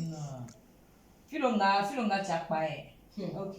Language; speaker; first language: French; non-native, local second language; Baoulé